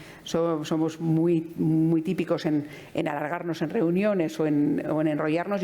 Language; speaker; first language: Spanish; native; Spanish